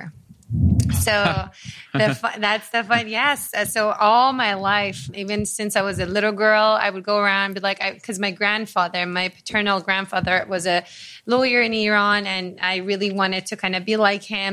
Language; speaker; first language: English; non-native, fluent; Persian